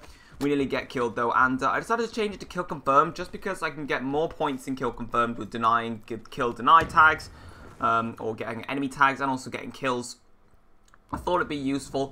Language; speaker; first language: English; native; English